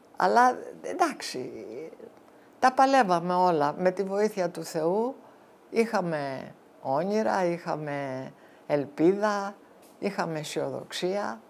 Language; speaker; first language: Greek; early bilingual, heritage; Greek